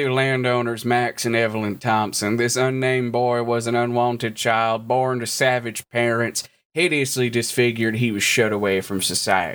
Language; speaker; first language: English; native; English